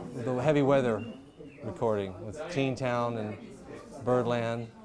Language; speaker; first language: English; native; English